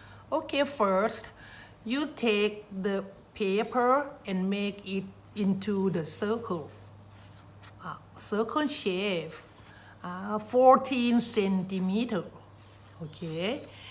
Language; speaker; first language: English; non-native, learner; Thai